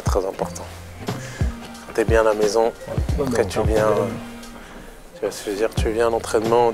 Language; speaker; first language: French; native; French